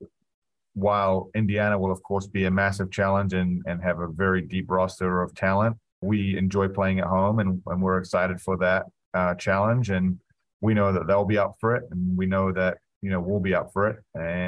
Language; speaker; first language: English; native; English